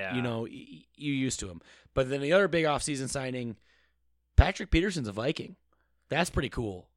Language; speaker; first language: English; native; English